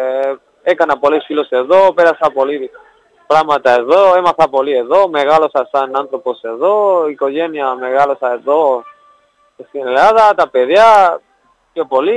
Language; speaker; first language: Greek; non-native, learner; Spanish